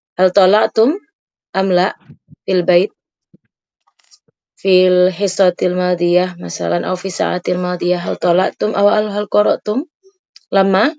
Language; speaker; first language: Arabic; non-native, fluent; Indonesian